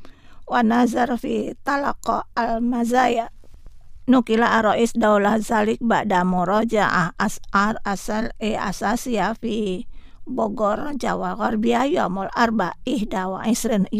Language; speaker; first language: Arabic; non-native, fluent; Indonesian